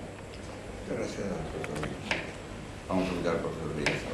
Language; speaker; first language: Spanish; native; Spanish